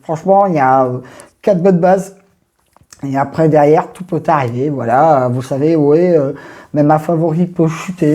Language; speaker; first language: French; native; French